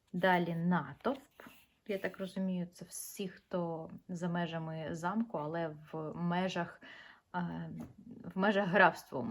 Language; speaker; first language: Ukrainian; non-native, local second language; Russian